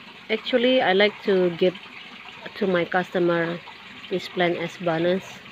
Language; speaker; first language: English; non-native, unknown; Indonesian